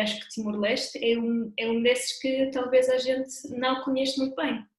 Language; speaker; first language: Portuguese; non-native, fluent; English